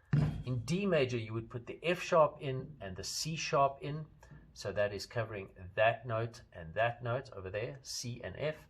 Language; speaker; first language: English; native; English